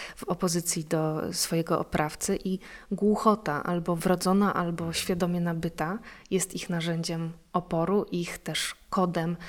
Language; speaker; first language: Polish; native; Polish